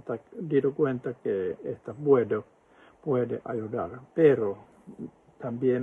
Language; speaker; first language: Spanish; non-native, fluent; Finnish